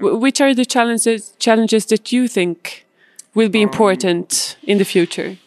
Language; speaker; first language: English; non-native, fluent; Swedish